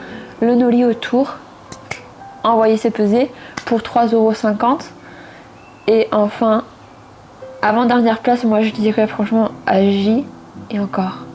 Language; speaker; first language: French; native; French